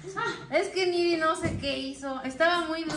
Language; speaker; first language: Spanish; native; Spanish